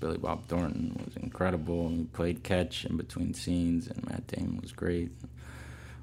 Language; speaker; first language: English; native; English